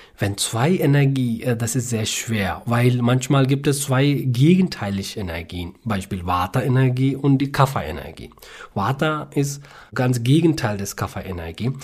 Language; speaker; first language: German; non-native, learner; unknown